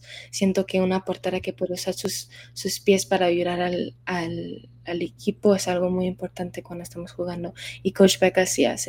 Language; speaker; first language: Spanish; early bilingual, heritage; Spanish